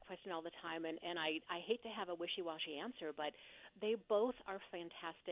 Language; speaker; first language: English; native; English